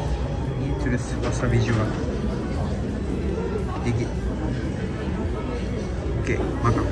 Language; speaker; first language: Indonesian; non-native, fluent; Japanese